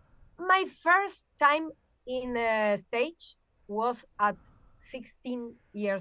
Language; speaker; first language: English; non-native, learner; Spanish